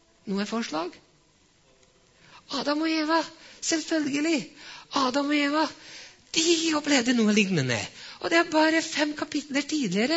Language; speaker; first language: Norwegian; non-native, fluent; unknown